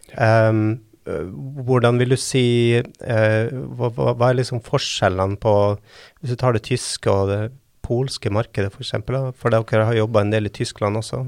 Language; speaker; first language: Norwegian; native; Norwegian